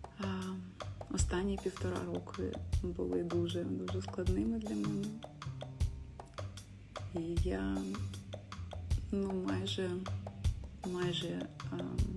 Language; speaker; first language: Ukrainian; non-native, local second language; Russian